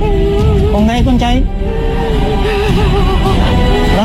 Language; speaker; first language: Vietnamese; non-native, learner; Indonesian